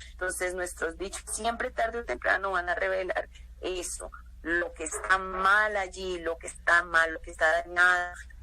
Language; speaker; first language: Spanish; native; Spanish